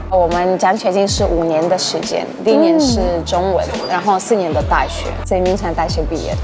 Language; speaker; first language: Chinese; non-native, fluent; Russian